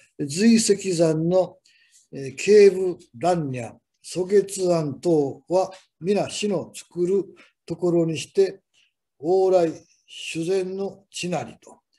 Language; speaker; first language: Japanese; native; Japanese